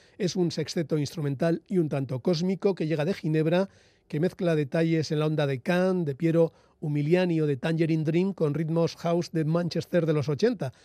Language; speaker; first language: Spanish; native; Spanish